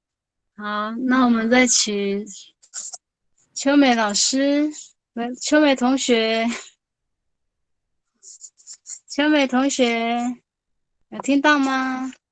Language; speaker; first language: Chinese; native; Chinese